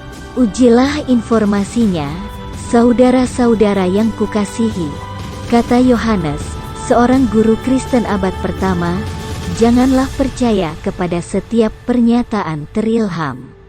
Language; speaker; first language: Indonesian; native; Indonesian